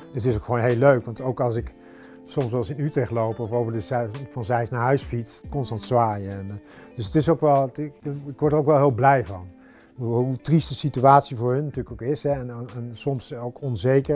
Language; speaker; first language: Dutch; native; Dutch